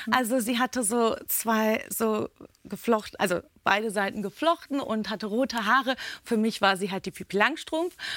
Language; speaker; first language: German; early bilingual, other home language; Turkish